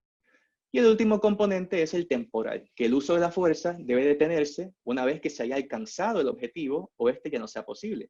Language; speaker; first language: Spanish; native; Spanish